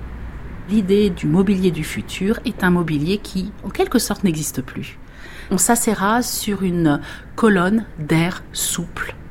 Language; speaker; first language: French; native; French